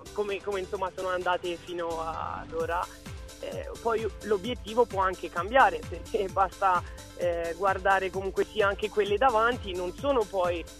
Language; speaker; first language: Italian; early bilingual, other home language; French